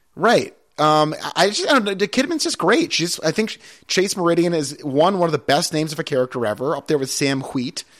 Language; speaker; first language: English; native; English